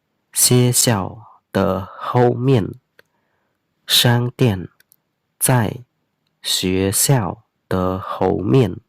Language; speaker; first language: Chinese; non-native, fluent; Khmer